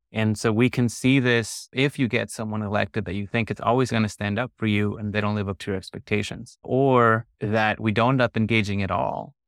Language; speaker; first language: English; early bilingual, other home language; Spanish